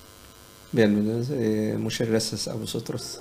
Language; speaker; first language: Spanish; non-native, learner; Arabic